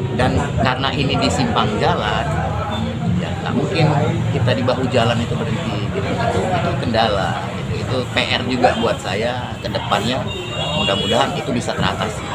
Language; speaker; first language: Indonesian; native; Indonesian